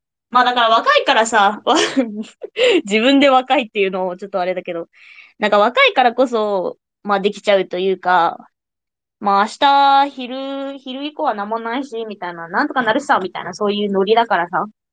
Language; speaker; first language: Japanese; non-native, fluent; English